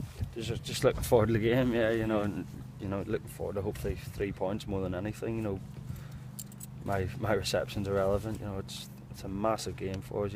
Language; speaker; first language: English; native; English